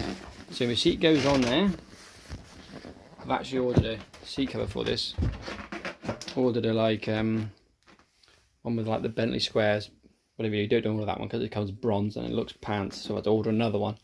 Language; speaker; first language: English; native; English